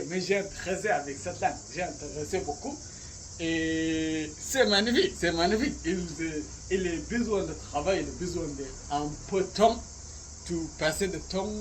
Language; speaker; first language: French; non-native, learner; Arabic